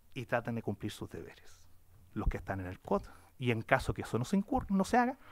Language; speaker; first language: Spanish; native; Spanish